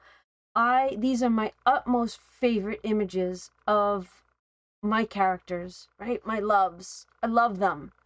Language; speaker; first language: English; native; English